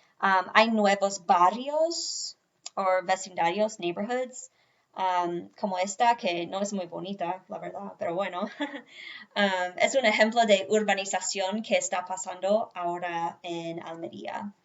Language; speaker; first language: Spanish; non-native, fluent; English